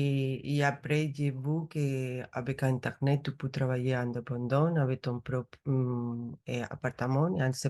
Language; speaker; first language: French; non-native, learner; Spanish